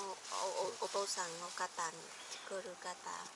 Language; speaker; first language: Japanese; non-native, learner; Vietnamese